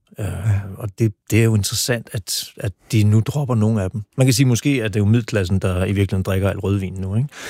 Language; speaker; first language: Danish; native; Danish